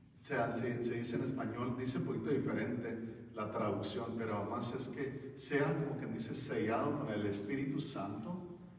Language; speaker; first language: Spanish; non-native, learner; English